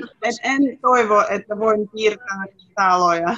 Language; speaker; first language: Finnish; non-native, learner; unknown